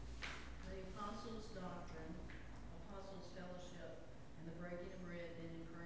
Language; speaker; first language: English; native; English